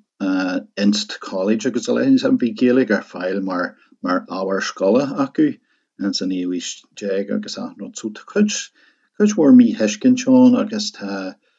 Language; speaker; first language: Irish; non-native, local second language; English